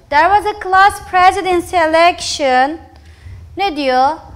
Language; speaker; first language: English; non-native, fluent; Turkish